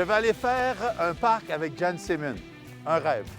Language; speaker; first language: French; native; French